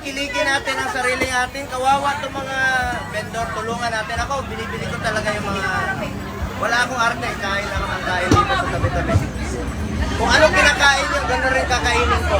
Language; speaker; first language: Filipino; non-native, local second language; Cebuano